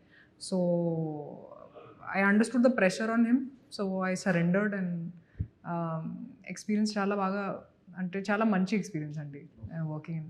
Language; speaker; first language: Telugu; non-native, local second language; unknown